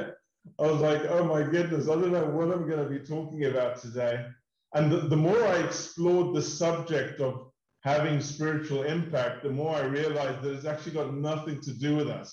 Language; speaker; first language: English; native; English